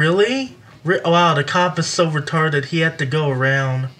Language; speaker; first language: English; native; English